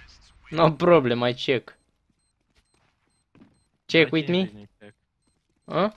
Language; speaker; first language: English; non-native, learner; Romanian